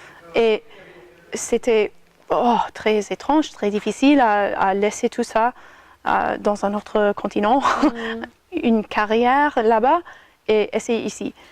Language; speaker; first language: French; non-native, fluent; English